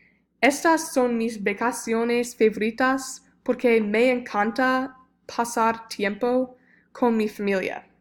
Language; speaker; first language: Spanish; non-native, learner; English